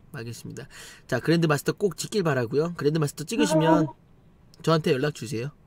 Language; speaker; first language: Korean; native; Korean